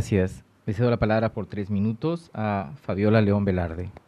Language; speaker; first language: Spanish; native; Spanish